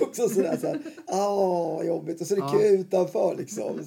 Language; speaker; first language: Swedish; native; Swedish